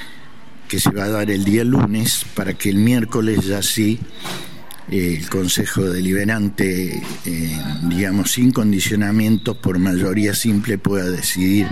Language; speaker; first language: Spanish; native; Spanish